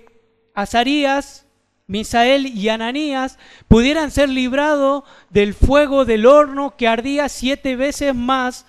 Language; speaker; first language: Spanish; native; Spanish